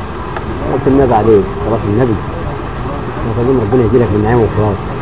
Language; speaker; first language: Arabic; native; Arabic